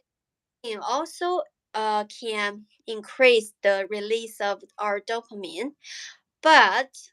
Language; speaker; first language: English; non-native, learner; Chinese